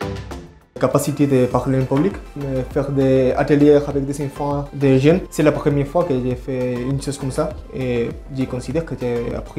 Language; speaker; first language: French; non-native, learner; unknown